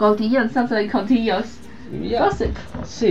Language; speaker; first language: Spanish; non-native, fluent; Chinese